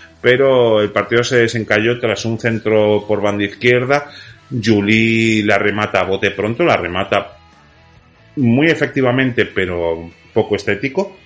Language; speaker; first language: Spanish; native; Spanish